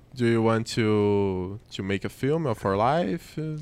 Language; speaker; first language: English; non-native, fluent; Portuguese